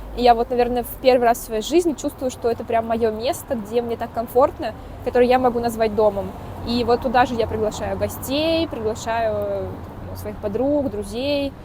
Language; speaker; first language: Russian; native; Russian